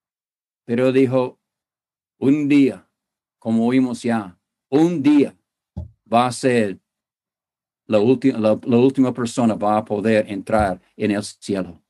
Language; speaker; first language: Spanish; non-native, fluent; English